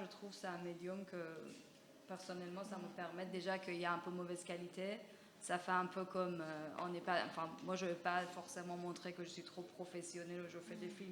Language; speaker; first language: French; non-native, fluent; Persian